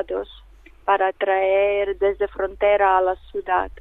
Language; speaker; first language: Spanish; non-native, learner; Ukrainian